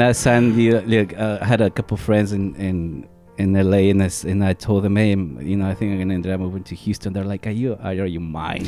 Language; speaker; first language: English; non-native, fluent; Spanish